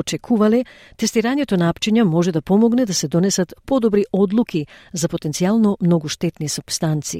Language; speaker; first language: Macedonian; native; Macedonian